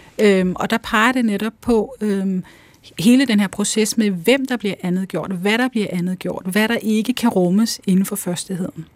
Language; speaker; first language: Danish; early bilingual, other home language; Urdu